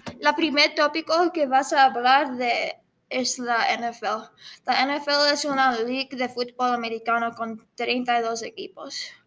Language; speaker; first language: Spanish; non-native, learner; English